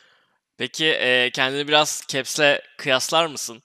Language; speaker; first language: Turkish; native; Turkish